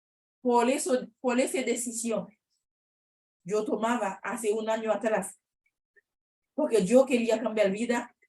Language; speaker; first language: Spanish; non-native, learner; Haitian Creole